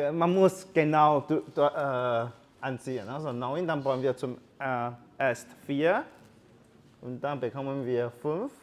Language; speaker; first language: German; non-native, learner; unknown